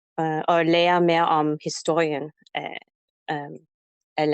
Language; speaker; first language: Danish; non-native, learner; English